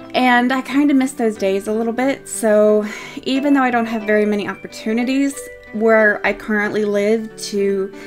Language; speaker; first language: English; native; English